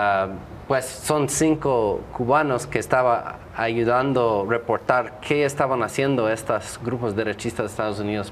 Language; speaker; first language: Spanish; non-native, fluent; English